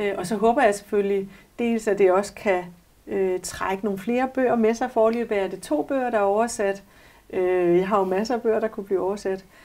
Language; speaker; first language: Danish; native; Danish